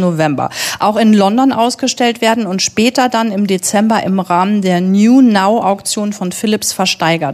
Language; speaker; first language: German; native; German